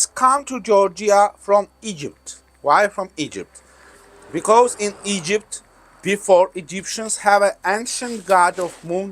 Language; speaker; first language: English; non-native, learner; Georgian